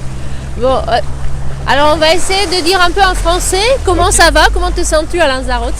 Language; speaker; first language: French; native; French